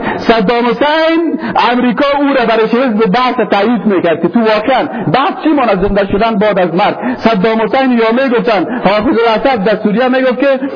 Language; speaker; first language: Persian; native; Persian